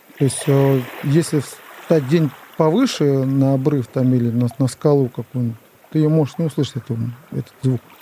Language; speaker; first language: Russian; non-native, local second language; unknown